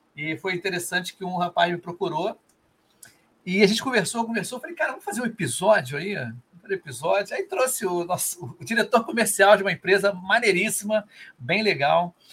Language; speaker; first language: Portuguese; native; Portuguese